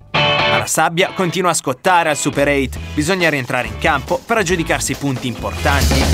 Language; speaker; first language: Italian; native; Italian